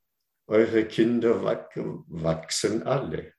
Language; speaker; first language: German; non-native, learner; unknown